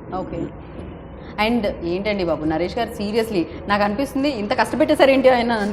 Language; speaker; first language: Telugu; native; Telugu